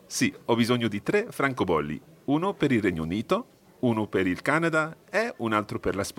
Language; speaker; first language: Italian; non-native, fluent; English